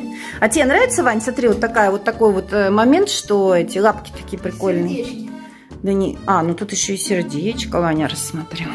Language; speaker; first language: Russian; native; Russian